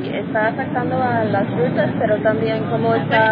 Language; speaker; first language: Spanish; non-native, learner; English